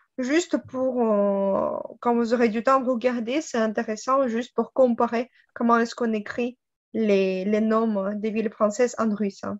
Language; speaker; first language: French; non-native, fluent; Russian